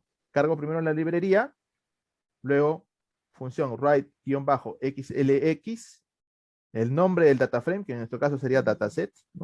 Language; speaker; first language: Spanish; native; Spanish